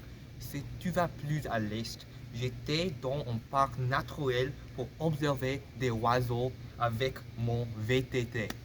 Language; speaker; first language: French; non-native, learner; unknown